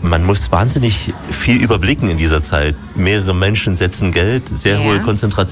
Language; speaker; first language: German; native; German